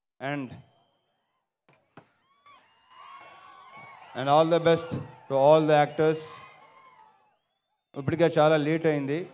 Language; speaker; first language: Telugu; native; Telugu